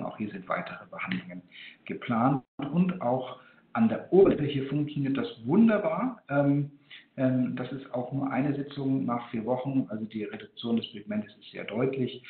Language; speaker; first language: German; native; German